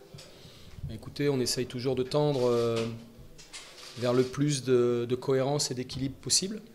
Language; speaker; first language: French; native; French